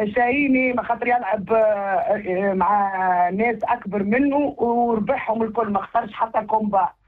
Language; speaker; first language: Arabic; early bilingual, heritage; Arabic